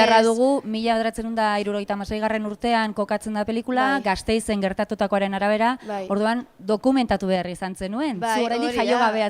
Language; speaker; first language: Basque; native; Basque